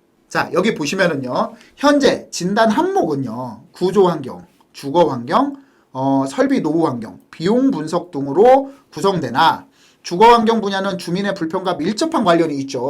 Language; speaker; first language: Korean; native; Korean